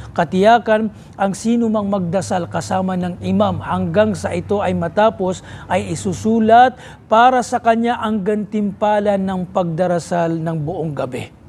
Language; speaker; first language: Filipino; non-native, local second language; Maranao